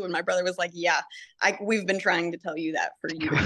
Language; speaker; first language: English; native; English